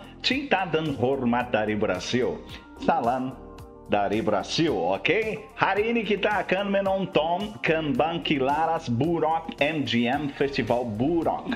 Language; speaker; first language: Indonesian; non-native, learner; Portuguese